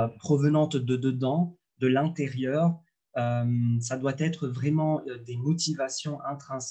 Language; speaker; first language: French; non-native, local second language; Arabic